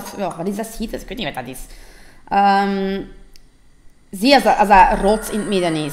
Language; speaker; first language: Dutch; native; Dutch